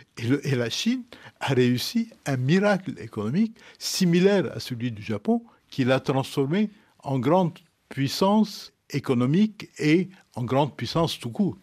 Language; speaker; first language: French; non-native, local second language; Arabic